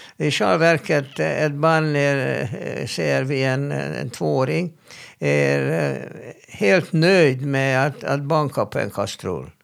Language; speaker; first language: Swedish; non-native, fluent; Hebrew